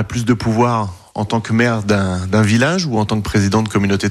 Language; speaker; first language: French; native; French